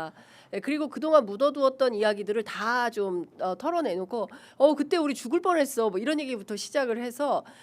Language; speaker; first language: Korean; native; Korean